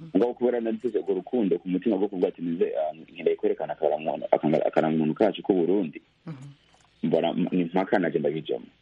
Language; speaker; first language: Rundi; early bilingual, heritage; Rundi